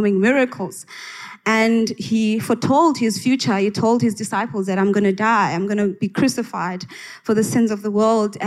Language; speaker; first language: English; non-native, local second language; Xhosa